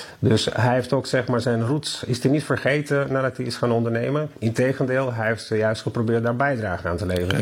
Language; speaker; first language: Dutch; non-native, fluent; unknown